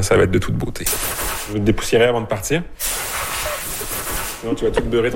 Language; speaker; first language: French; native; French